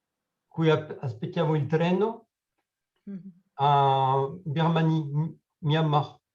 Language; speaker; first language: Italian; non-native, learner; French